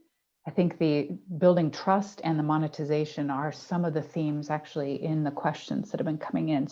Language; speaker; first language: English; native; English